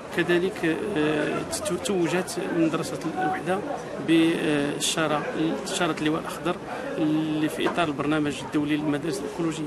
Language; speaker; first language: Arabic; native; Arabic